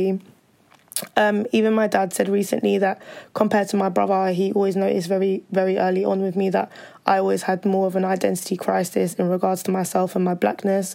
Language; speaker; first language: English; native; English